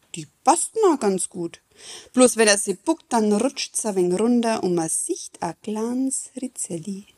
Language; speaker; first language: German; native; German